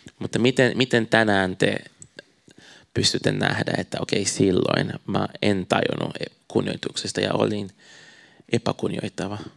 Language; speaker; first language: Finnish; non-native, fluent; Portuguese